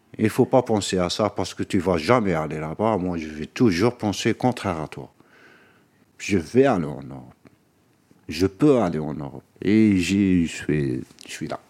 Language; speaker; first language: French; non-native, local second language; Arabic